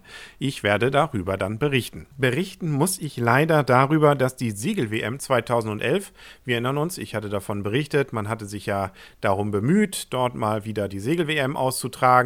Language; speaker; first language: German; native; German